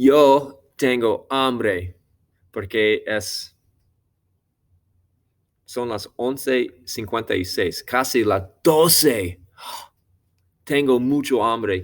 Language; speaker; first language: Spanish; non-native, fluent; English